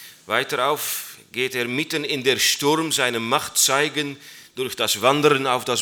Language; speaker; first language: German; non-native, learner; Dutch